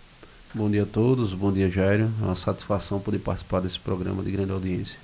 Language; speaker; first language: Portuguese; native; Portuguese